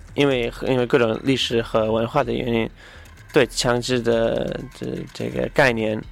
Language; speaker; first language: Chinese; non-native, fluent; English